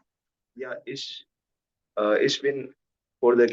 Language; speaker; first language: German; non-native, learner; Hindi